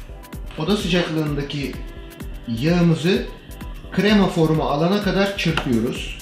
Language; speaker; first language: Turkish; native; Turkish